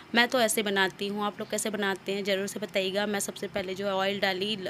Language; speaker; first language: Hindi; native; Hindi